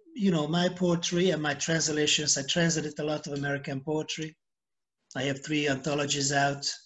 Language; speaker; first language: English; non-native, fluent; Hungarian